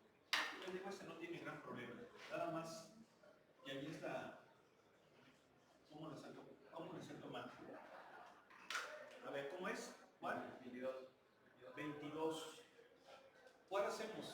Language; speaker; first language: Spanish; native; Spanish